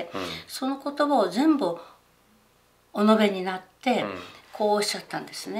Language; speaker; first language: Japanese; native; Japanese